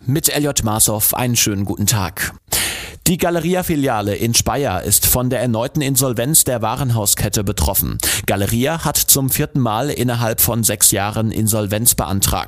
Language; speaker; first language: German; native; German